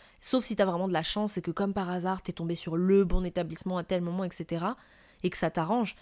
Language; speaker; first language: French; non-native, local second language; Malagasy